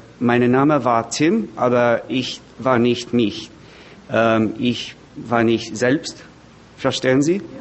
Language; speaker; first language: German; non-native, learner; English